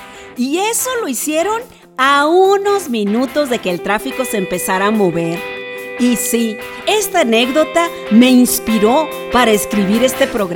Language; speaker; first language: Spanish; native; Spanish